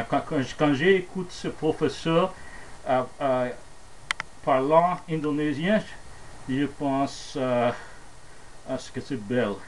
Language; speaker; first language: French; non-native, fluent; English